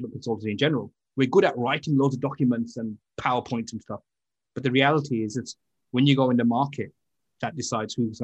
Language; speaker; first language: English; native; English